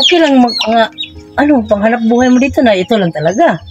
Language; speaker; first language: Filipino; non-native, local second language; Cebuano